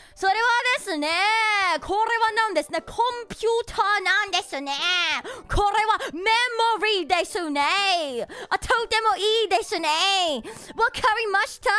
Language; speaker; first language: Japanese; non-native, learner; English